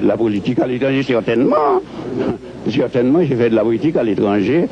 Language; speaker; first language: French; non-native, local second language; Haitian Creole